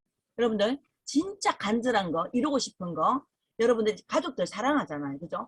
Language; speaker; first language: Korean; native; Korean